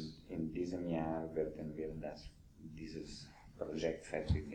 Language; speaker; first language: German; non-native, fluent; Italian